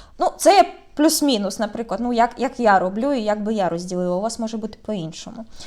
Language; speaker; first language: Ukrainian; native; Ukrainian